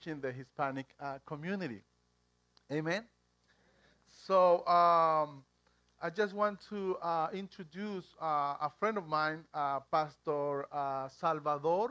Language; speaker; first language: English; non-native, fluent; Spanish